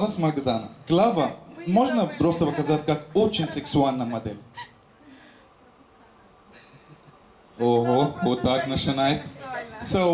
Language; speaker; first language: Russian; non-native, learner; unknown